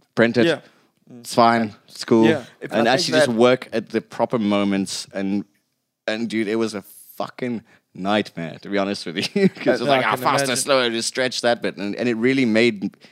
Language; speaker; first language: English; native; English